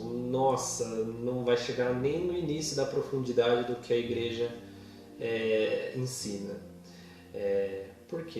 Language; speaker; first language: Portuguese; native; Portuguese